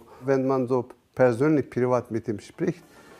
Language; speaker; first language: German; non-native, fluent; Turkish